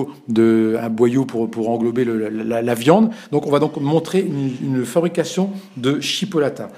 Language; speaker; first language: French; native; French